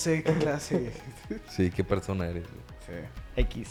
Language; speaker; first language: Spanish; native; Spanish